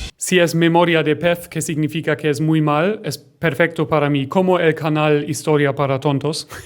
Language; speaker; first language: Spanish; non-native, learner; German